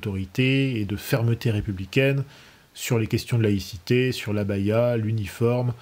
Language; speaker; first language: French; native; French